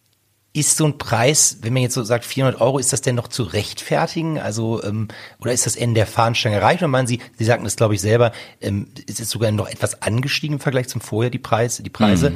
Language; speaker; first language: German; native; German